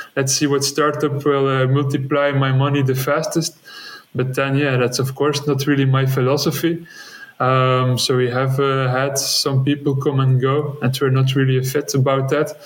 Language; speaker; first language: English; non-native, fluent; Dutch